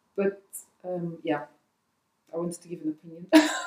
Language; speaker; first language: English; non-native, fluent; Dutch